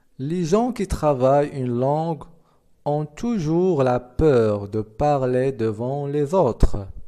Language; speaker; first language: French; non-native, fluent; Arabic